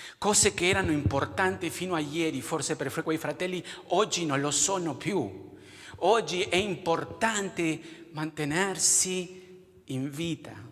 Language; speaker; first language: Italian; non-native, fluent; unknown